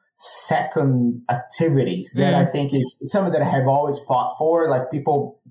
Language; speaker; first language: English; non-native, fluent; Portuguese